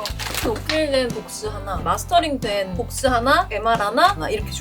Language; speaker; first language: Korean; native; Korean